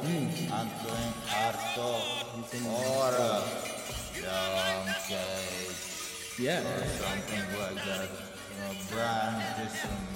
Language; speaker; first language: English; non-native, learner; Slovenian